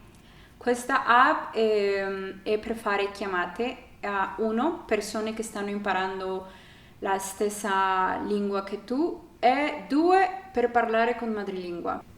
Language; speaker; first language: Italian; non-native, learner; Spanish